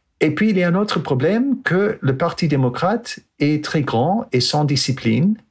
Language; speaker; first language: French; non-native, fluent; English